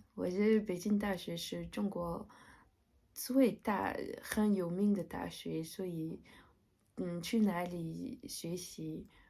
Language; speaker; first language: Chinese; non-native, learner; French